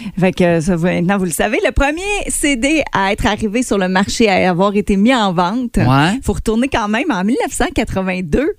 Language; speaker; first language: French; native; French